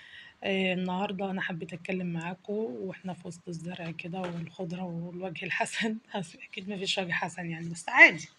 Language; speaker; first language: Arabic; native; Arabic